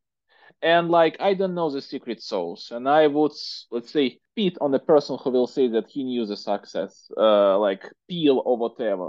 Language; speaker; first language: English; non-native, fluent; Russian